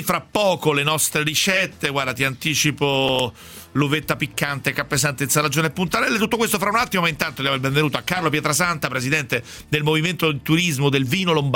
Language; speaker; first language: Italian; native; Italian